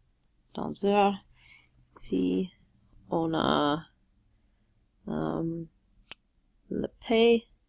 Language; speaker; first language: French; non-native, local second language; English